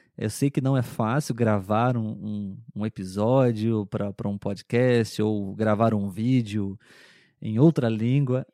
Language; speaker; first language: Portuguese; native; Portuguese